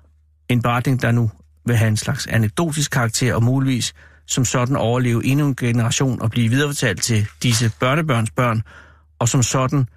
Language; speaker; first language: Danish; native; Danish